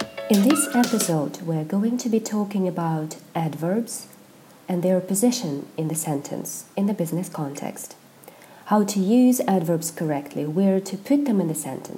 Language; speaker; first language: English; non-native, fluent; Russian